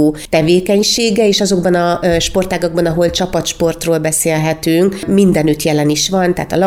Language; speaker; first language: Hungarian; native; Hungarian